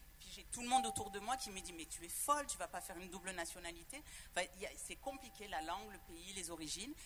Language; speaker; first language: French; native; French